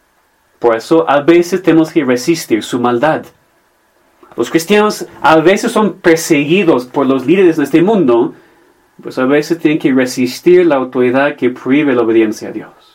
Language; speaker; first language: Spanish; non-native, fluent; English